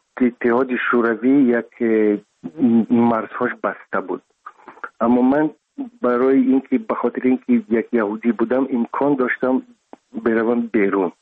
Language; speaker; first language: Persian; non-native, local second language; Russian